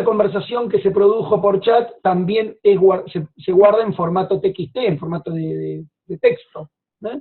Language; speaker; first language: Spanish; native; Spanish